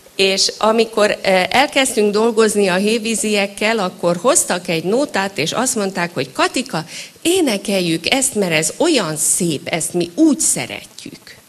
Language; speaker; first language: Hungarian; native; Hungarian